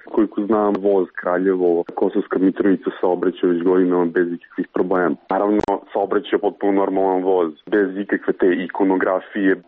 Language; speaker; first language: Serbian; native; Serbian